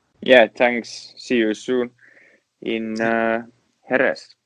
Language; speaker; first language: English; non-native, learner; Finnish